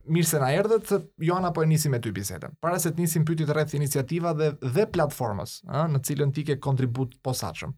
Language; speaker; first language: Albanian; native; Albanian